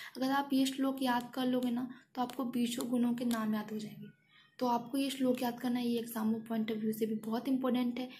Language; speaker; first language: Hindi; native; Hindi